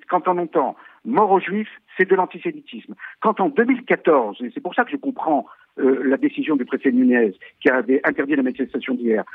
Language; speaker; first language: French; native; French